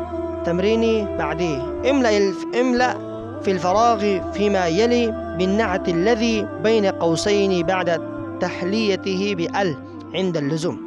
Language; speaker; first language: Arabic; non-native, fluent; Persian